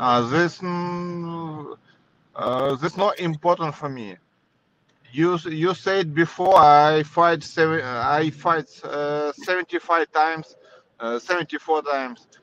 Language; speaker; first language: English; non-native, learner; Russian